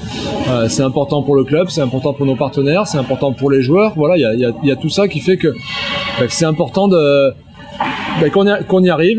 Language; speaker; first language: French; native; French